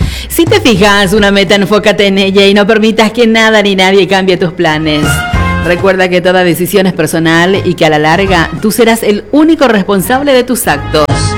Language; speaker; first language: Spanish; native; Spanish